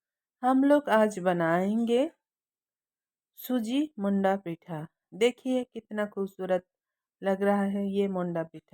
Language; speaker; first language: Hindi; non-native, local second language; Odia